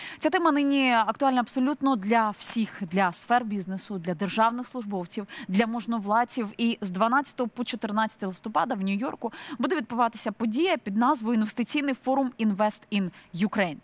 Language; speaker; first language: Ukrainian; native; Ukrainian